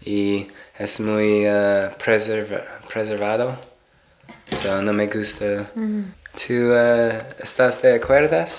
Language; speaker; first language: Spanish; non-native, learner; English